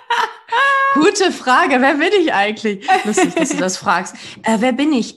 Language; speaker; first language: German; early bilingual, other home language; Portuguese